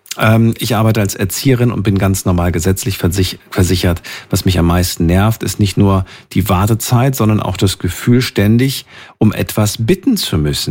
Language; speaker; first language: German; native; German